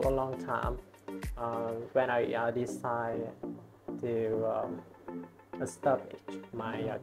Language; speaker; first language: English; non-native, learner; Vietnamese